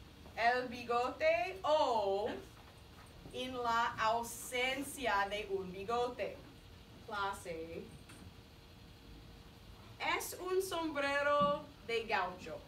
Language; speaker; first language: Spanish; non-native, fluent; English